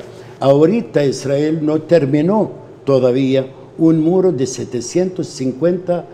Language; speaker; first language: Spanish; non-native, fluent; Arabic